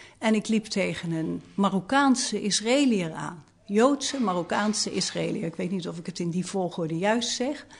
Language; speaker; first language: Dutch; native; Dutch